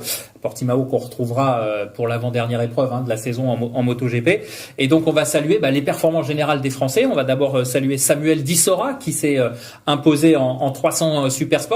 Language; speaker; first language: French; native; French